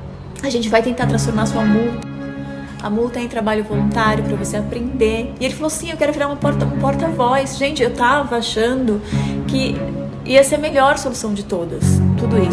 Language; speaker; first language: Portuguese; native; Portuguese